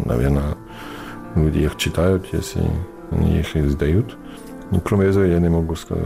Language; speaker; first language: Russian; non-native, learner; English